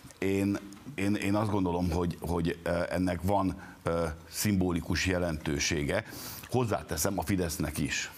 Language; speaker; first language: Hungarian; native; Hungarian